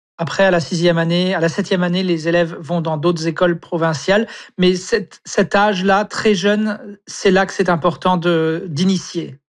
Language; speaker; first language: French; native; French